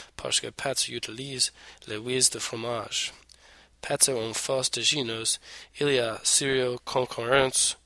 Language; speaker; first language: French; non-native, learner; English